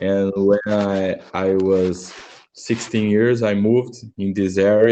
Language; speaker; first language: English; non-native, learner; Portuguese